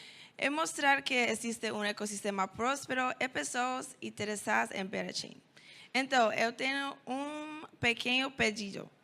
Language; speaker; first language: Portuguese; non-native, learner; Spanish